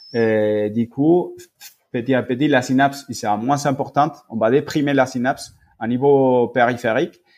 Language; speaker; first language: French; non-native, fluent; Spanish